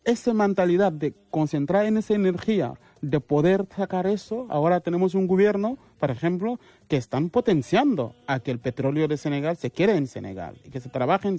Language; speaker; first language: Spanish; non-native, fluent; Wolof